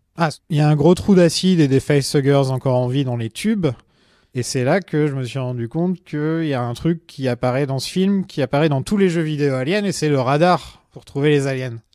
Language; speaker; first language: French; native; French